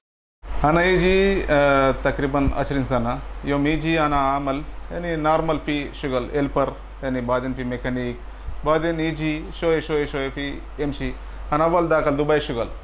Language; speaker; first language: Arabic; non-native, learner; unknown